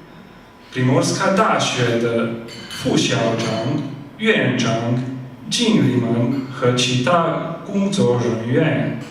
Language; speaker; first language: Chinese; non-native, fluent; Slovenian